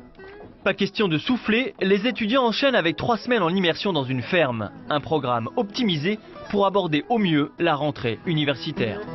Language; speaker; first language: French; native; French